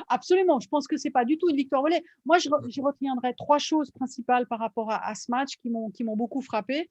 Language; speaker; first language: French; native; French